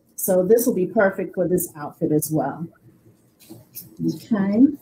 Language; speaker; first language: English; native; English